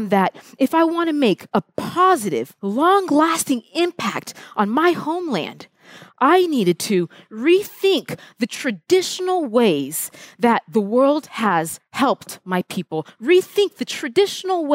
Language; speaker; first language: English; early bilingual, other home language; Haitian Creole